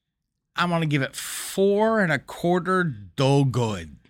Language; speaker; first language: English; native; English